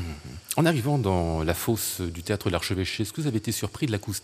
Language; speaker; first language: French; native; French